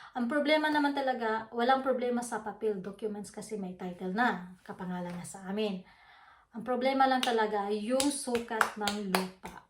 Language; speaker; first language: Filipino; non-native, local second language; Waray